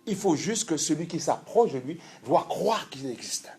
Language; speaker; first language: French; native; French